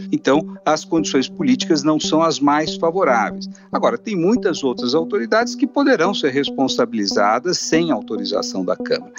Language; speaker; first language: Portuguese; native; Portuguese